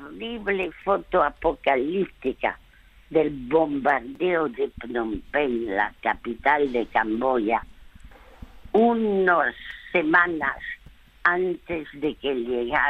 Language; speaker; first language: Spanish; early bilingual, other home language; French